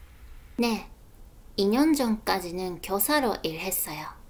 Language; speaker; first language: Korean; non-native, fluent; Japanese